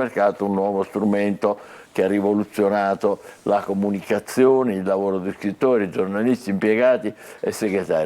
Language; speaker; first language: Italian; native; Italian